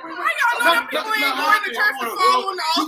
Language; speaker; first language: English; native; English